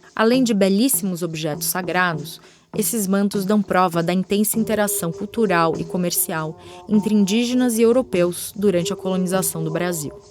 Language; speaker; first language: Portuguese; native; Portuguese